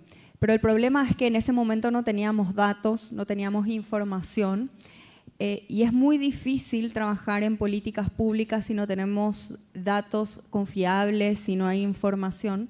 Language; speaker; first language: Spanish; native; Spanish